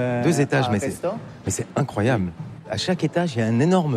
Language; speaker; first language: French; native; French